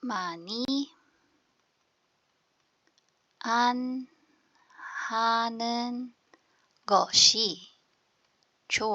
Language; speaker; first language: Korean; non-native, learner; Filipino